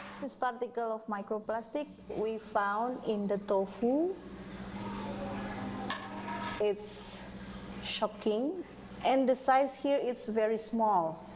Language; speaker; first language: English; non-native, fluent; Indonesian